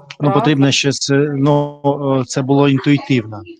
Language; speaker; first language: Ukrainian; non-native, learner; Russian